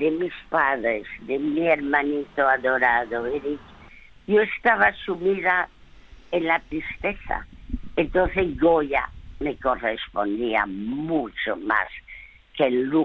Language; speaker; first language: Spanish; early bilingual, other home language; French